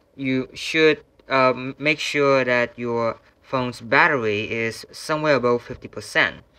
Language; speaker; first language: English; non-native, fluent; Vietnamese